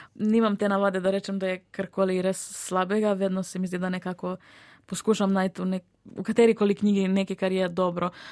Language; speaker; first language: Slovenian; early bilingual, other home language; Serbian